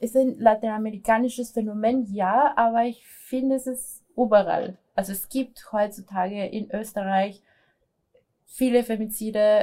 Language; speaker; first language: German; non-native, fluent; Spanish